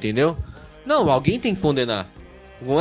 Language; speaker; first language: Portuguese; native; Portuguese